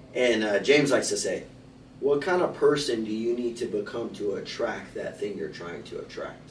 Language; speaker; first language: English; native; English